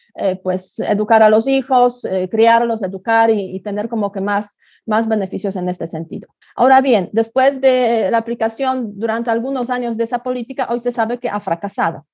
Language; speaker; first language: Spanish; non-native, fluent; Polish